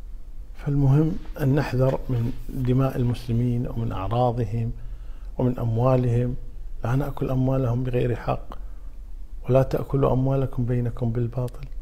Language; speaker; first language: Arabic; native; Arabic